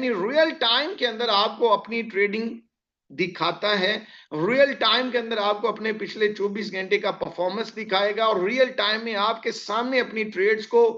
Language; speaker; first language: Hindi; native; Hindi